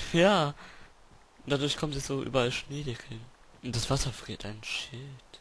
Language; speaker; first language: German; native; German